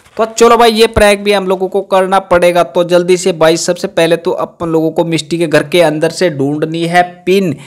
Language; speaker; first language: Hindi; native; Hindi